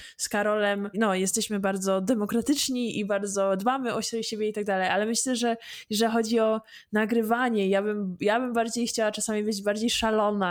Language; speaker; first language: Polish; early bilingual, heritage; English